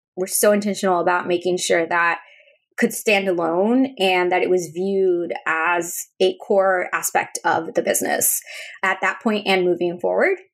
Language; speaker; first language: English; early bilingual, other home language; Spanish